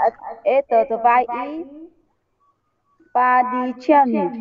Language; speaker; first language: Russian; non-native, learner; Vietnamese